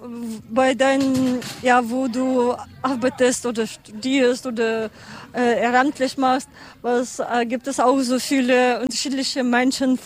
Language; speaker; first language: German; non-native, learner; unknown